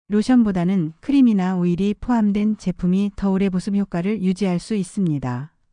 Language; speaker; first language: Korean; native; Korean